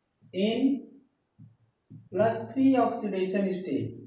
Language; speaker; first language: Hindi; native; Hindi